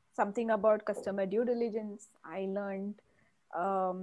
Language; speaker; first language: English; non-native, local second language; Malayalam